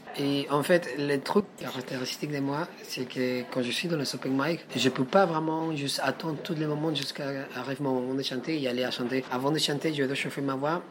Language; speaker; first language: French; non-native, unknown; Spanish